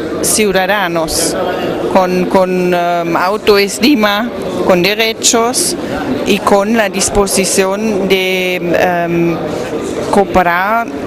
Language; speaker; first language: Spanish; non-native, fluent; German